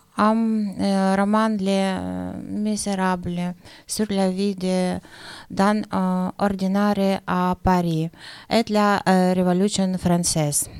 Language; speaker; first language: French; non-native, learner; Ukrainian